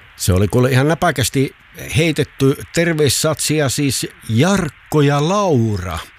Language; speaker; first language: Finnish; native; Finnish